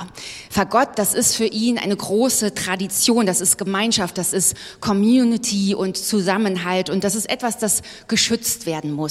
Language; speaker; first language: German; native; German